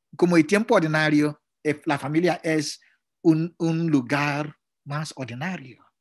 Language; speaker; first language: Spanish; non-native, fluent; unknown